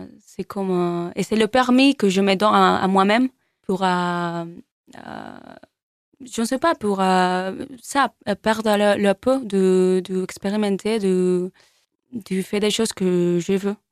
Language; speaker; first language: French; non-native, learner; Spanish